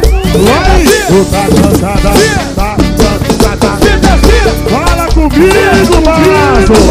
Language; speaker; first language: Portuguese; native; Portuguese